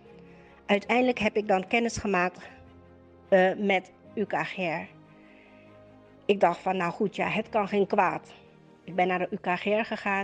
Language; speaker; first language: Dutch; native; Dutch